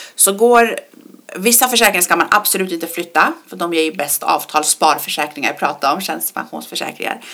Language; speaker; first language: Swedish; early bilingual, other home language; Persian